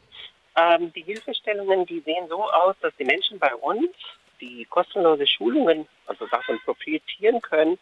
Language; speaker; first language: German; non-native, fluent; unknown